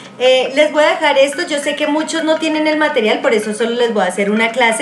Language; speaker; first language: Spanish; native; Spanish